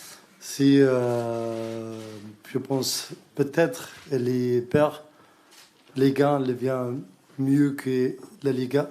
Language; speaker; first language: French; non-native, learner; Arabic